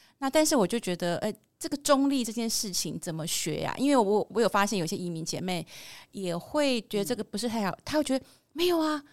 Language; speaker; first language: Chinese; native; Chinese